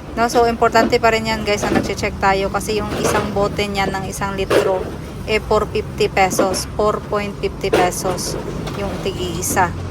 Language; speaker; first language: Filipino; non-native, local second language; Cebuano